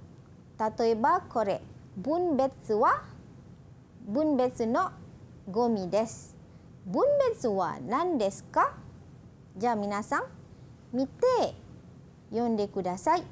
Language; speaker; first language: Japanese; non-native, fluent; Malay